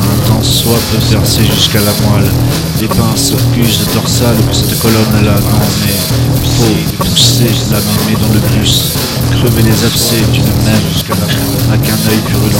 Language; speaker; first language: French; native; French